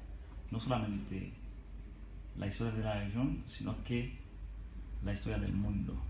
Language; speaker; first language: Spanish; non-native, learner; Haitian Creole